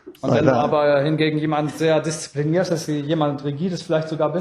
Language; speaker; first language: German; native; German